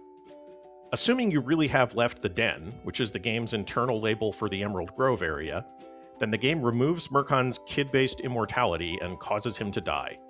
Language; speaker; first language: English; native; English